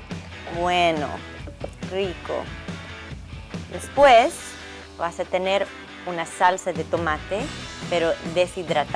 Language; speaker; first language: Spanish; early bilingual, heritage; English